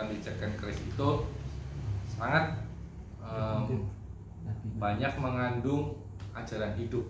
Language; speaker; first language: Indonesian; native; Indonesian